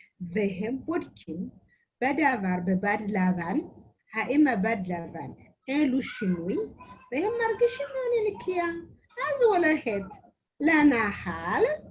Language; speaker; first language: Hebrew; non-native, learner; Amharic